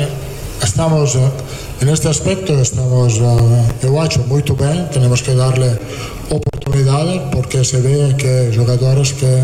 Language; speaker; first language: Portuguese; non-native, fluent; Italian